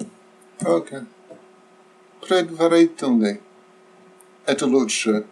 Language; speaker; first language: Russian; non-native, fluent; English